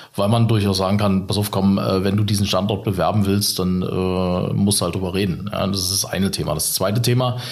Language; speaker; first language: German; native; German